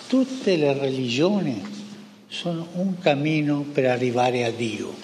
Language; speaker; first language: Italian; non-native, fluent; Spanish